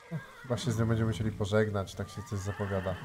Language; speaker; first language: Polish; native; Polish